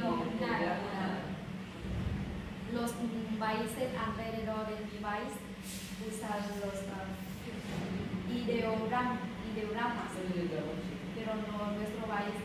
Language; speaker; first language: Spanish; non-native, learner; Vietnamese